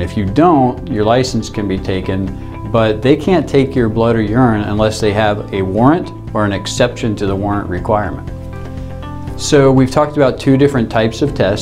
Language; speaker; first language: English; native; English